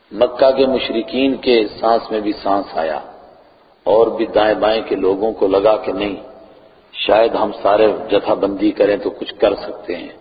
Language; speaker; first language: Urdu; non-native, local second language; Punjabi